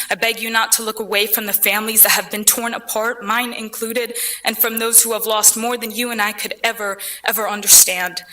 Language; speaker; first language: English; early bilingual, other home language; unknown